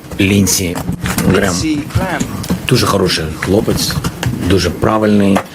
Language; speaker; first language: Ukrainian; non-native, local second language; Russian